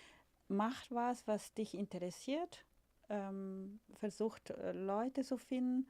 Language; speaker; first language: German; non-native, fluent; Spanish